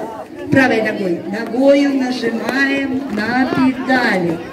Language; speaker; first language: Russian; native; Russian